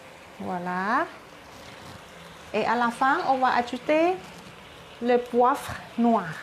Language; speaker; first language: French; non-native, learner; Thai